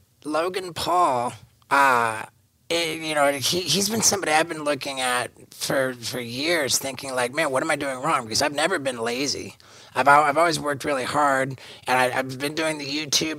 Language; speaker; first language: English; native; English